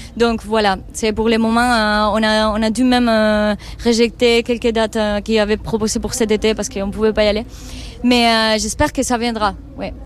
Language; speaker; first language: French; non-native, fluent; Spanish